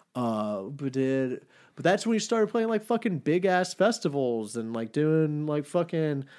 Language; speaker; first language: English; native; English